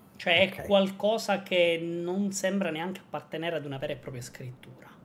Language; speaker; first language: Italian; native; Italian